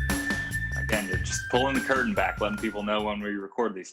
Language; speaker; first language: English; native; English